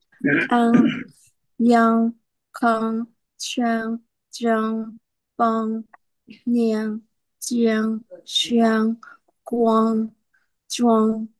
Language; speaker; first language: Chinese; non-native, learner; Burmese